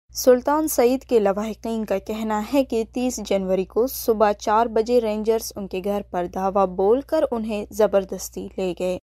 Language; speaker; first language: Urdu; non-native, local second language; Baluchi